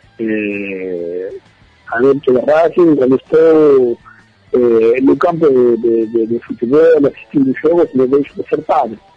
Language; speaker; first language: Portuguese; non-native, learner; Spanish